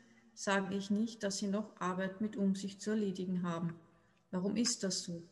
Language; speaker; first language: German; native; German